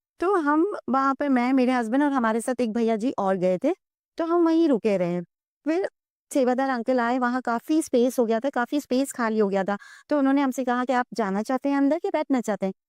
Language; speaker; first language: Hindi; non-native, local second language; Bangla